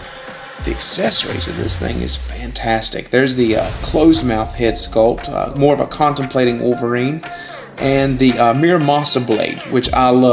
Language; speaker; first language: English; native; English